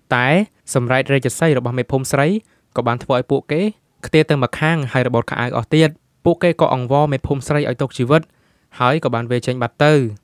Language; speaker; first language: Khmer; native; Khmer